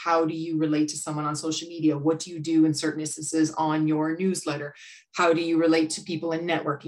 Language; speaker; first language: English; native; English